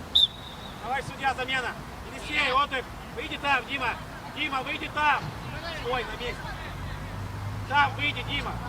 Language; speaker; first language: Russian; native; Russian